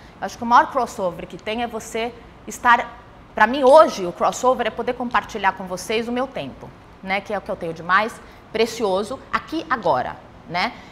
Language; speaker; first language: Portuguese; early bilingual, other home language; Spanish